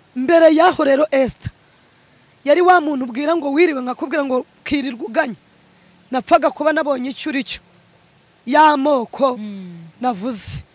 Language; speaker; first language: Kinyarwanda; early bilingual, other home language; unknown